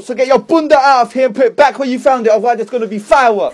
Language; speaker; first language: English; native; English